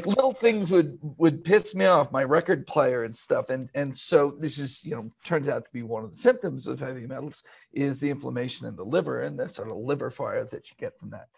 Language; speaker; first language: English; native; English